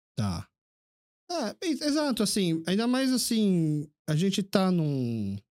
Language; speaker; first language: Portuguese; early bilingual, other home language; Korean